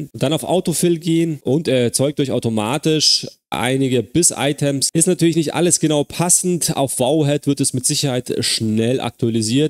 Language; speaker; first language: German; native; German